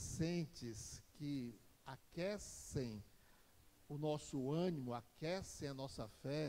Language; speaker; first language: Portuguese; native; Portuguese